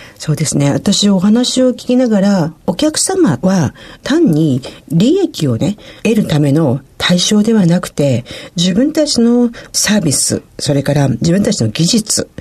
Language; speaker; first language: Japanese; native; Japanese